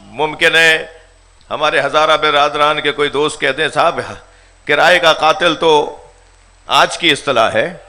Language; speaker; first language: Urdu; non-native, local second language; Sindhi